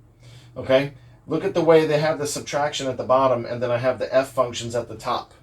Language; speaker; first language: English; native; English